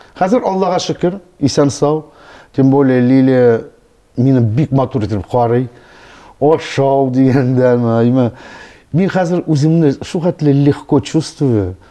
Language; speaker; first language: Tatar; non-native, local second language; Russian